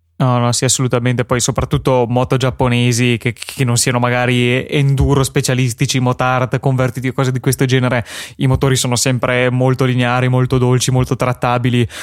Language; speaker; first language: Italian; native; Italian